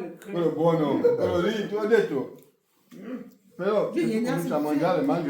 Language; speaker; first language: Italian; non-native, fluent; French